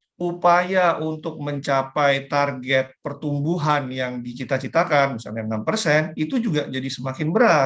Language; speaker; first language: Indonesian; native; Indonesian